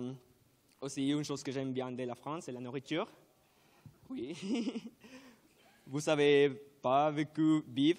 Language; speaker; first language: French; non-native, learner; Spanish